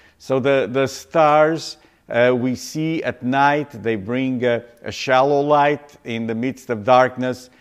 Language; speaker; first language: English; non-native, fluent; Portuguese